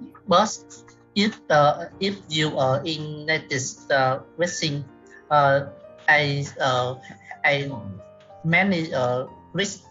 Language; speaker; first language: English; non-native, learner; Vietnamese